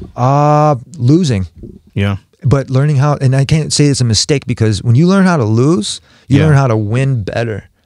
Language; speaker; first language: English; native; English